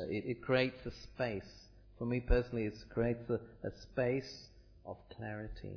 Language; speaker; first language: English; early bilingual, other home language; Italian